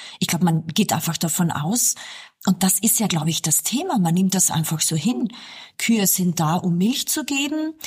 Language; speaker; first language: German; native; German